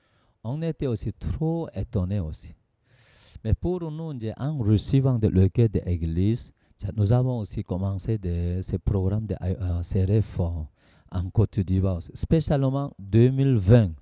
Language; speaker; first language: French; non-native, learner; Korean